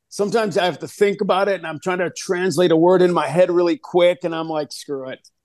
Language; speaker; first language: English; early bilingual, other home language; Spanish